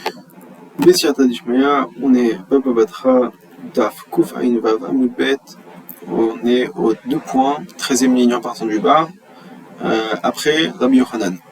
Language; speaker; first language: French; native; French